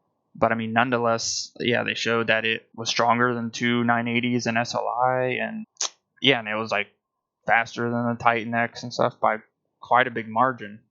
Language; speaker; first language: English; native; English